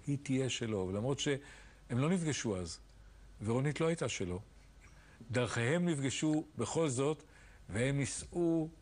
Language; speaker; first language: Hebrew; native; Hebrew